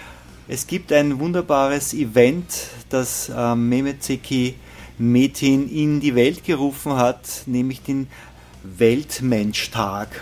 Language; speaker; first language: German; native; German